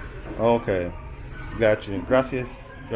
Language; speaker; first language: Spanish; non-native, learner; English